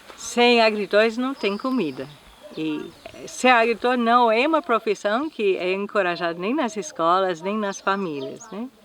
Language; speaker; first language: Portuguese; non-native, fluent; English